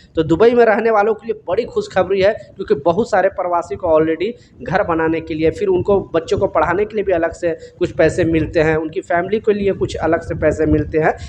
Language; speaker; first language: Hindi; native; Hindi